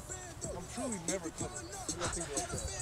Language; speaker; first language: English; native; English